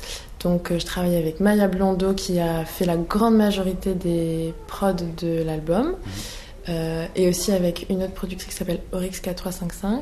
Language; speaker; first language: French; native; French